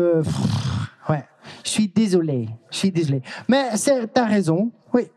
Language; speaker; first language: French; non-native, learner; Dutch